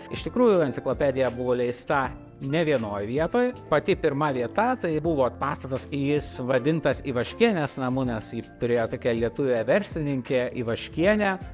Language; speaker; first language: Lithuanian; native; Lithuanian